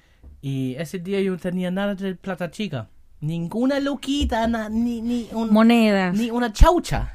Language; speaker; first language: Spanish; non-native, fluent; German